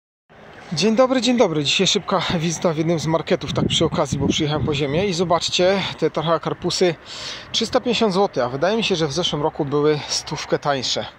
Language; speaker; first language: Polish; native; Polish